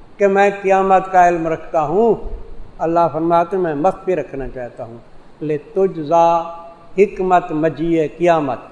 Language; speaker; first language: Urdu; non-native, local second language; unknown